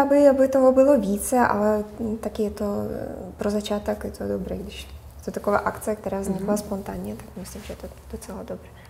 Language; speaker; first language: Czech; non-native, fluent; Russian